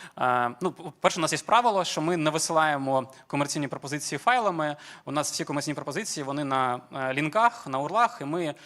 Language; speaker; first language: Ukrainian; early bilingual, other home language; Georgian